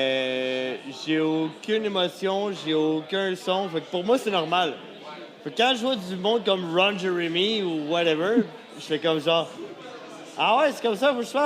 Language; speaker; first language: French; native; French